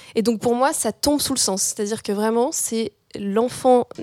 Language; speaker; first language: French; native; French